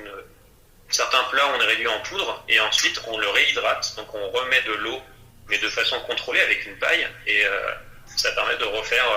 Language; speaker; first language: French; native; French